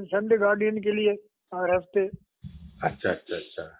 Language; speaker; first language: Hindi; native; Hindi